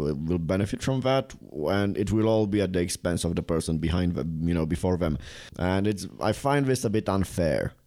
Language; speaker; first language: English; non-native, fluent; Romanian